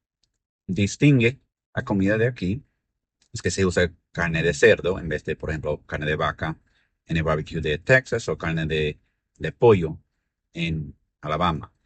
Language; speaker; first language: Spanish; early bilingual, heritage; Spanish